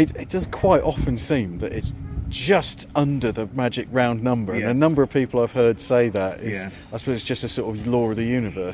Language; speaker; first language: English; native; English